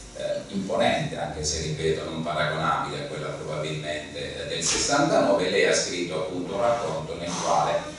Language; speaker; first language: Italian; native; Italian